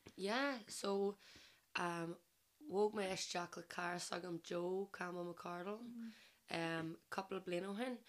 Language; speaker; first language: Irish; non-native, local second language; English